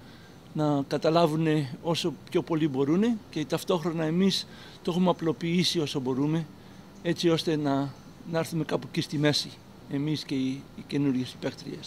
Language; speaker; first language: Greek; early bilingual, heritage; Greek